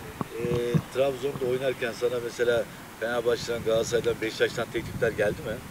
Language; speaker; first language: Turkish; native; Turkish